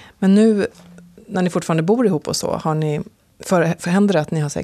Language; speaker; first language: Swedish; native; Swedish